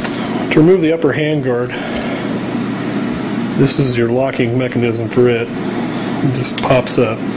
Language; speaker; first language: English; native; English